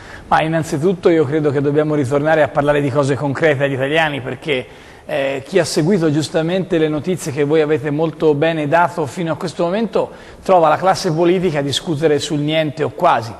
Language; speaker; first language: Italian; native; Italian